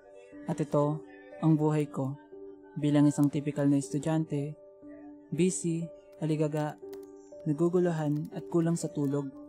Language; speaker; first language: Filipino; native; Filipino